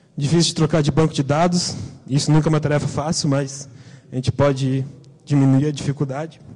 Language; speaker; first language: Portuguese; native; Portuguese